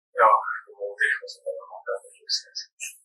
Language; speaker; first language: Finnish; non-native, learner; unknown